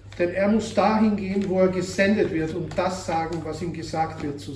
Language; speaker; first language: German; native; German